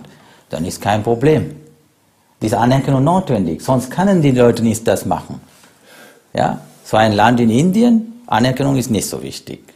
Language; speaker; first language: German; non-native, fluent; Sinhala